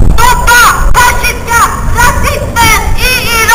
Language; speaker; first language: Swedish; non-native, fluent; Azerbaijani